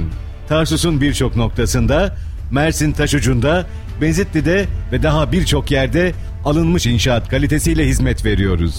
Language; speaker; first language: Turkish; native; Turkish